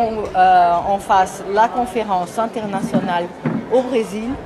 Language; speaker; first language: French; non-native, fluent; Portuguese